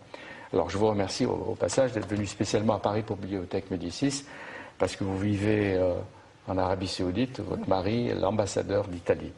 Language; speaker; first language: French; native; French